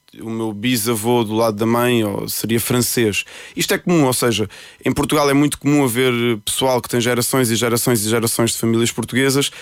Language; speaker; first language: Portuguese; early bilingual, other home language; Spanish